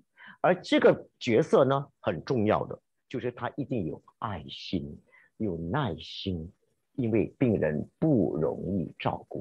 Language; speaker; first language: Chinese; native; Chinese